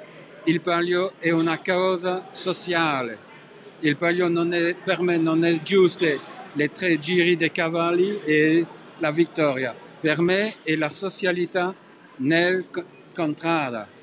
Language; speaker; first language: Italian; non-native, learner; French